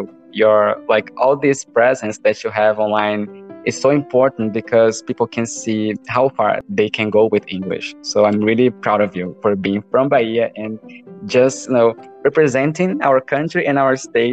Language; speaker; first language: English; non-native, fluent; Portuguese